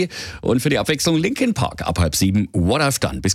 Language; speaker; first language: German; native; German